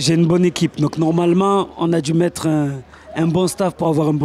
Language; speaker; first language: French; native; French